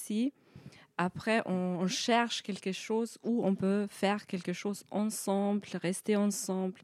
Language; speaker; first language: French; non-native, learner; Albanian